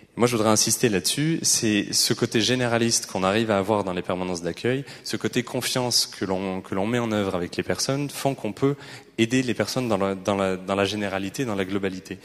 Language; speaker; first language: French; native; French